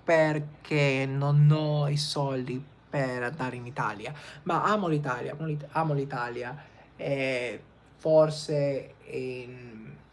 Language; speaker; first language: Italian; non-native, learner; English